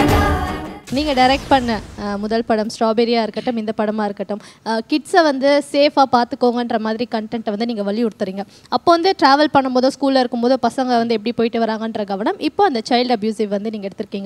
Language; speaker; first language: Tamil; native; Tamil